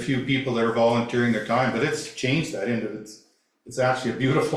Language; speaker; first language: English; native; English